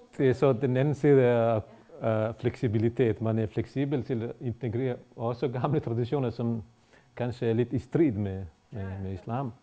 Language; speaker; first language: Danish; non-native, fluent; Bosnian